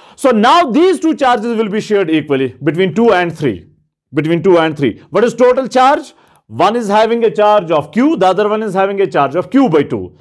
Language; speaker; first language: English; non-native, local second language; Kashmiri